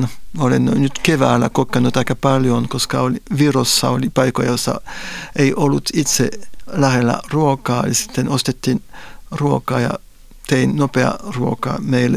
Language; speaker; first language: Finnish; non-native, fluent; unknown